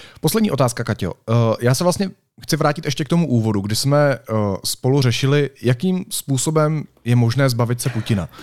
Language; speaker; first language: Czech; native; Czech